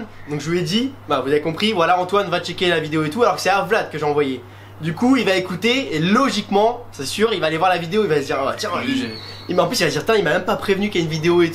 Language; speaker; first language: French; native; French